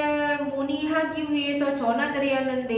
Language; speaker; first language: Korean; non-native, fluent; Indonesian